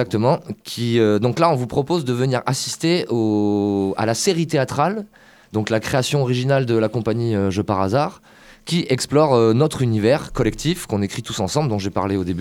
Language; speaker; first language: French; native; French